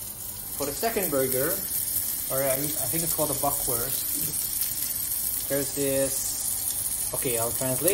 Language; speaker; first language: English; non-native, local second language; Filipino